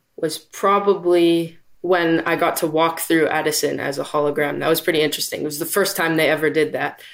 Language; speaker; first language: English; native; English